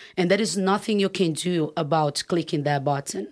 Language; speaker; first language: English; non-native, fluent; Portuguese